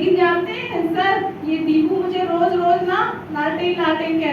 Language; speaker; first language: Hindi; native; Hindi